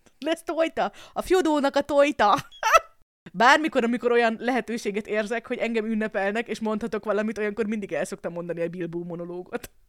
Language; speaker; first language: Hungarian; native; Hungarian